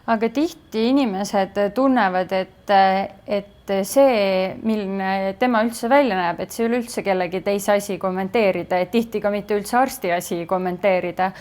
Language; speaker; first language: Estonian; native; Estonian